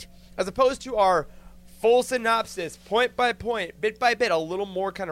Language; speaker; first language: English; native; English